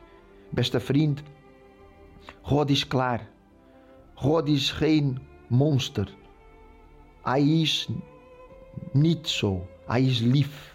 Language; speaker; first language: Dutch; non-native, local second language; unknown